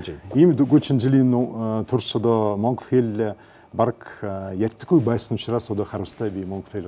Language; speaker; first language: Mongolian; non-native, learner; Russian